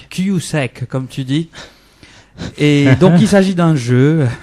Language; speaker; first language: French; native; French